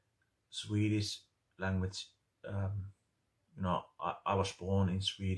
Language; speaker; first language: English; non-native, fluent; Finnish